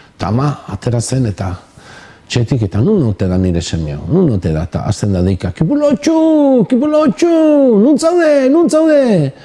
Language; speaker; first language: Basque; native; Basque